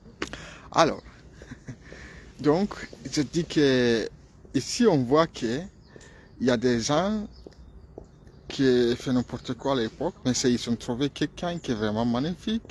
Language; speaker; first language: French; non-native, fluent; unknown